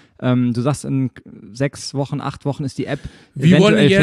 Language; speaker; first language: German; native; German